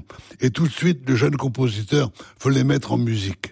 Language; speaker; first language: French; native; French